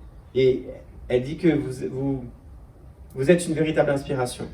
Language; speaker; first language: French; native; French